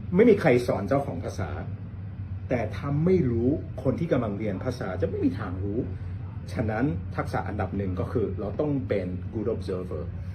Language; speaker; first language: Thai; non-native, fluent; English